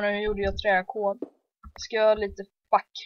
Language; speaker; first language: Swedish; early bilingual, heritage; Swedish